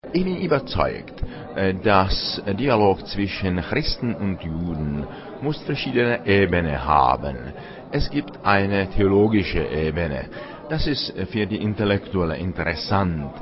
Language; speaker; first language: German; non-native, fluent; Czech